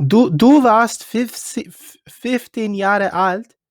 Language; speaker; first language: German; non-native, learner; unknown